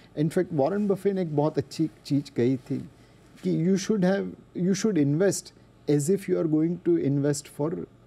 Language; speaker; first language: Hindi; non-native, local second language; Gujarati